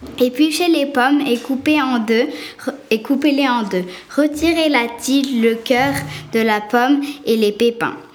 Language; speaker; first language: French; native; French